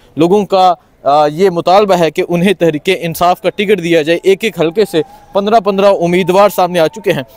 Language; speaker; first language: Urdu; non-native, local second language; Punjabi